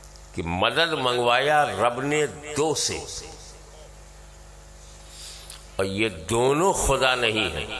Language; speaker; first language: Urdu; native; Urdu